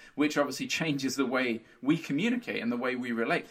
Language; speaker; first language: English; early bilingual, other home language; Portuguese